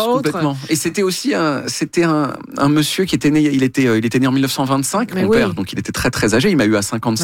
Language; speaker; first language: French; native; French